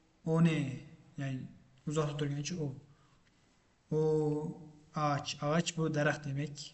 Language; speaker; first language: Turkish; non-native, fluent; Uzbek